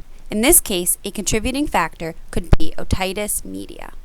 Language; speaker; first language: English; native; English